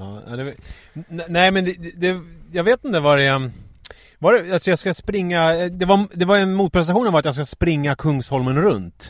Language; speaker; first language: Swedish; native; Swedish